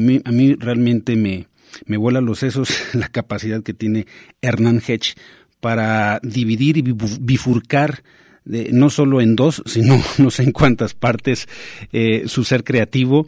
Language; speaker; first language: Spanish; native; Spanish